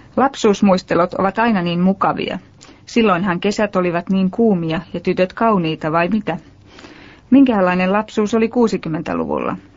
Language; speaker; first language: Finnish; native; Finnish